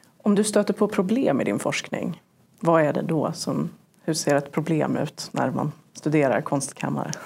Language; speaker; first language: Swedish; native; Swedish